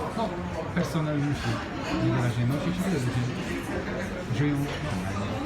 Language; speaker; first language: Polish; non-native, fluent; Russian